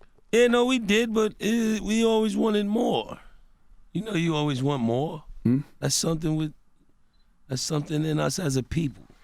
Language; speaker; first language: English; native; English